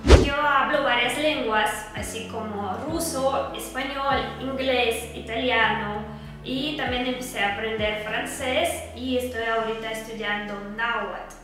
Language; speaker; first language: Spanish; non-native, fluent; Russian